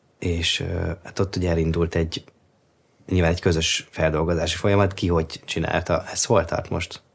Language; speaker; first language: Hungarian; native; Hungarian